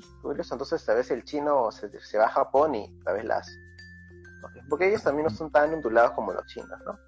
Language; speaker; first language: Spanish; native; Spanish